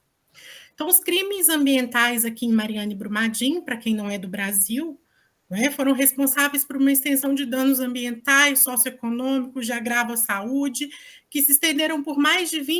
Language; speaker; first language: Portuguese; native; Portuguese